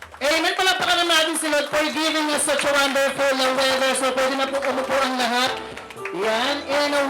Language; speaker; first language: Filipino; native; Filipino